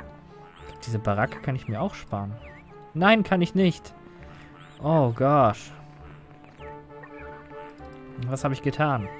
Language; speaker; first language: German; native; German